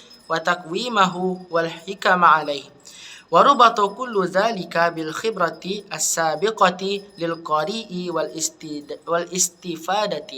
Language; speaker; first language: Arabic; non-native, learner; Indonesian